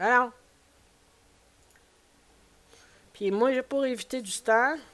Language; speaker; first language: French; native; French